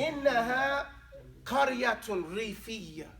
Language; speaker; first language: Arabic; non-native, fluent; English